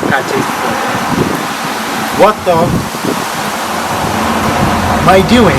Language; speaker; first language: English; native; English